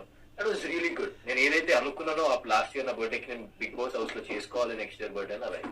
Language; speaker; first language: Telugu; native; Telugu